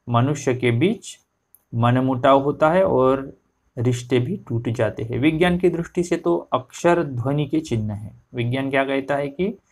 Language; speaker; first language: Hindi; non-native, local second language; Marathi